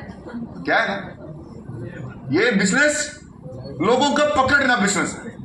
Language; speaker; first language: Hindi; non-native, local second language; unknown